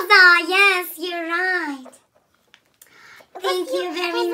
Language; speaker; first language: English; non-native, learner; Russian